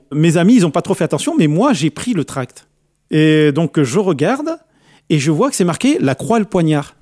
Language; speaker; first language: French; native; French